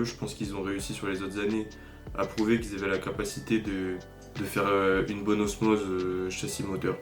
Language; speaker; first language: French; native; French